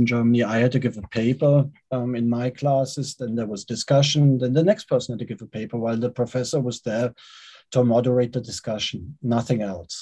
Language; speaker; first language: English; non-native, fluent; German